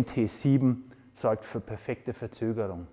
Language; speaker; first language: German; native; German